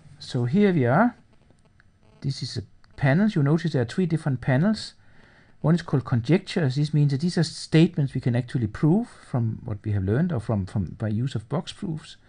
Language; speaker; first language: English; non-native, fluent; Danish